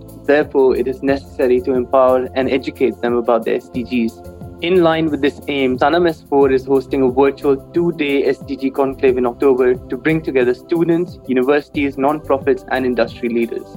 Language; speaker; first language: English; non-native, local second language; Hindi